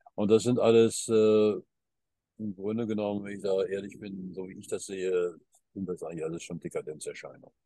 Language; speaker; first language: German; early bilingual, heritage; German